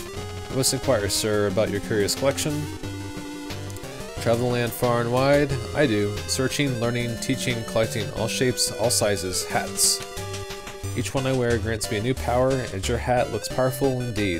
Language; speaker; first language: English; native; English